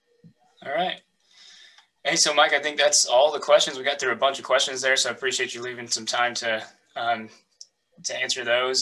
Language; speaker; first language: English; native; English